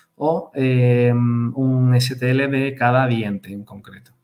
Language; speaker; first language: Spanish; native; Spanish